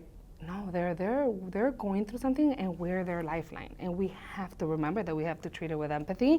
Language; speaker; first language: English; early bilingual, other home language; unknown